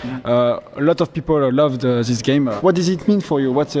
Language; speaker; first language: English; non-native, fluent; French